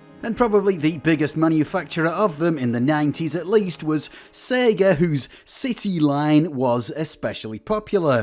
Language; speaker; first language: English; native; English